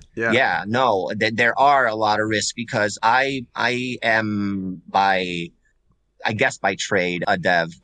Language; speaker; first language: English; non-native, fluent; Spanish